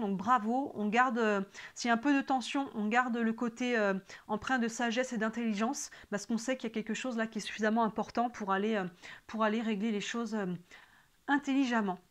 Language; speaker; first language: French; native; French